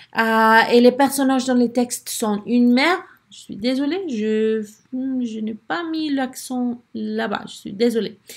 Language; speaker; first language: French; non-native, learner; Spanish